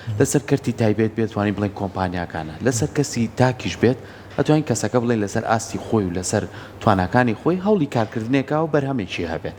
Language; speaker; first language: Central Kurdish; native; Central Kurdish